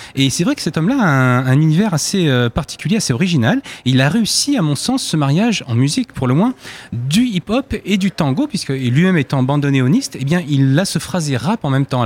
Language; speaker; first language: French; native; French